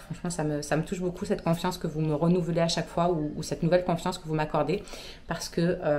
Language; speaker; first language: French; native; French